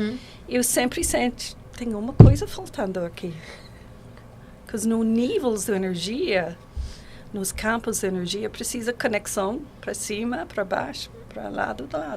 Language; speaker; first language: Portuguese; non-native, learner; English